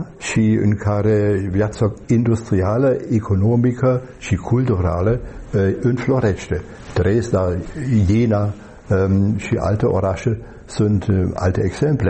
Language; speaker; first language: Romanian; non-native, fluent; German